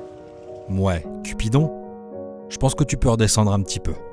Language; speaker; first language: French; native; French